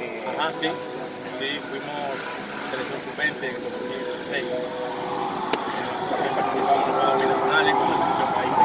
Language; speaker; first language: Spanish; native; Spanish